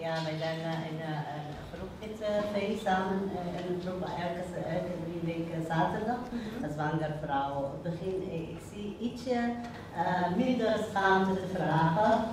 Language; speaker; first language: Dutch; non-native, learner; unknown